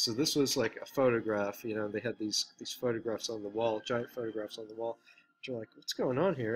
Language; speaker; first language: English; native; English